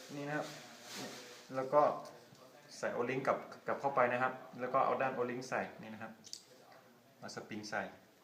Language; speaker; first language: Thai; native; Thai